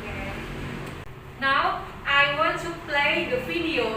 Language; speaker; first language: English; non-native, learner; Indonesian